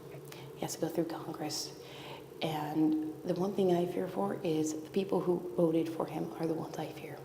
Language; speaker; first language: English; native; English